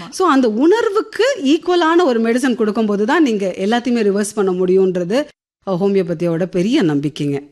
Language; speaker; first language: Tamil; non-native, local second language; Telugu